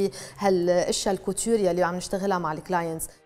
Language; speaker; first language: Arabic; native; Arabic